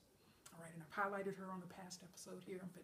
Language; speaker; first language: English; native; English